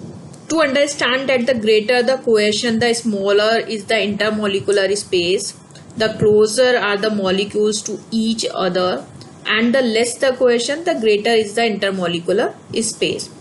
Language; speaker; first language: English; non-native, local second language; Hindi